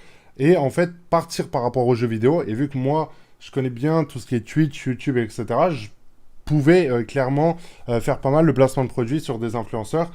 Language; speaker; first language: French; native; French